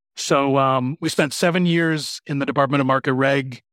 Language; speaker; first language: English; native; English